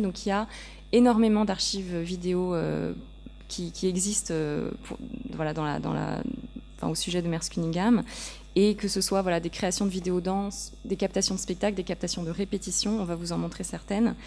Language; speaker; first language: French; native; French